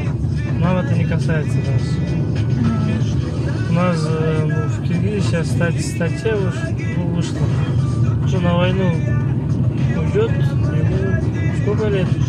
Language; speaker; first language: Russian; non-native, learner; Kyrgyz